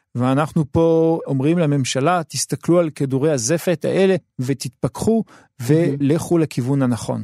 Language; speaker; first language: Hebrew; early bilingual, other home language; French